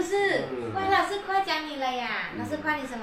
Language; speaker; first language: Chinese; native; Chinese